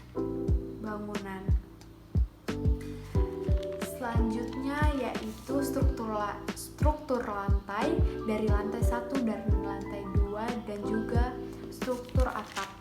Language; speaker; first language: Indonesian; native; Indonesian